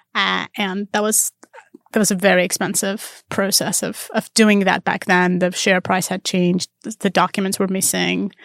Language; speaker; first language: English; non-native, fluent; Armenian